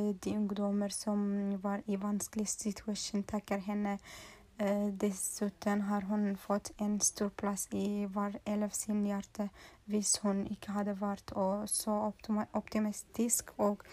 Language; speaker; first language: Swedish; non-native, learner; Norwegian